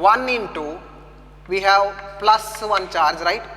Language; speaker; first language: English; non-native, local second language; Kannada